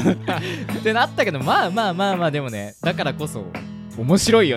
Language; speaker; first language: Japanese; native; Japanese